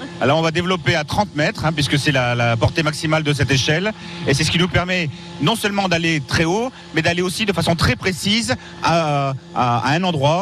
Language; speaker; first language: French; native; French